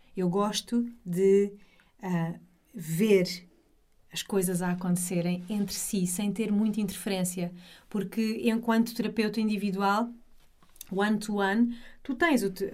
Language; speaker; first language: Portuguese; native; Portuguese